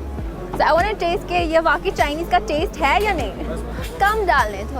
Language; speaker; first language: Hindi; non-native, fluent; Chinese